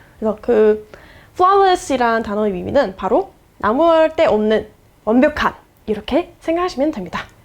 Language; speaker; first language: Korean; non-native, fluent; English